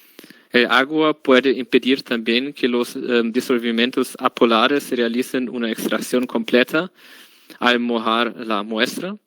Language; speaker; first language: Spanish; non-native, learner; German